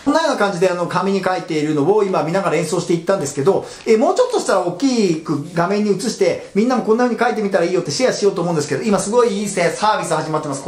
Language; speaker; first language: Japanese; native; Japanese